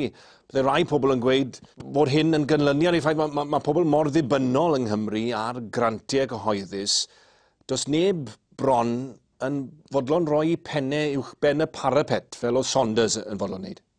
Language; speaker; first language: Welsh; native; Welsh